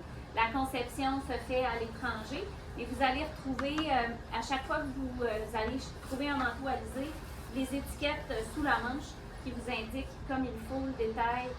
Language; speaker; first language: French; native; French